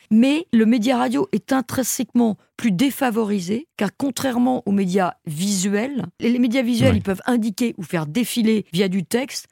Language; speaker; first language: French; native; French